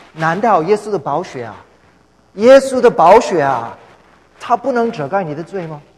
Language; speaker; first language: Chinese; non-native, fluent; English